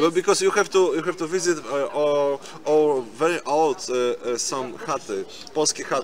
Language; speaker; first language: English; non-native, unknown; Polish